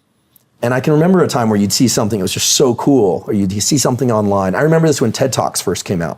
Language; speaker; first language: English; native; English